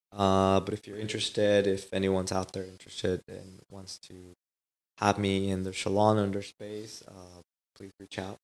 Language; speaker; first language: English; non-native, fluent; Spanish